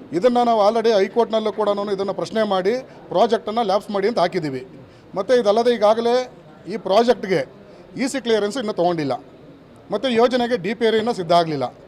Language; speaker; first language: Kannada; native; Kannada